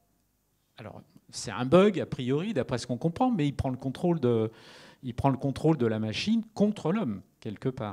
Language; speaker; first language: French; native; French